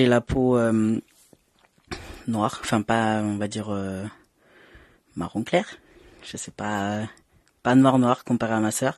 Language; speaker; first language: French; native; French